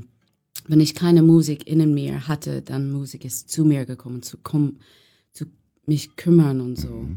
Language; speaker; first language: German; non-native, learner; English